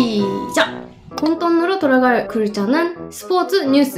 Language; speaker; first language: Korean; non-native, fluent; Japanese